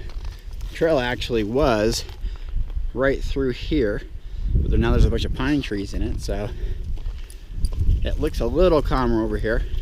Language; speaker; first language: English; native; English